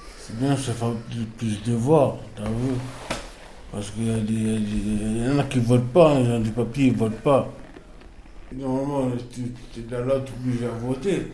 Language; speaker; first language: French; non-native, learner; Arabic